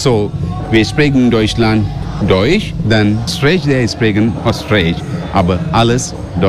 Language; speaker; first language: German; non-native, learner; Sinhala